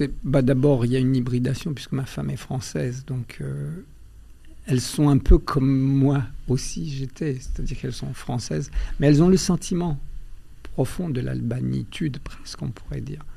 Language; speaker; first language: French; early bilingual, other home language; Albanian